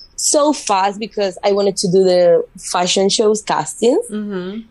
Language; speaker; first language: English; non-native, fluent; Spanish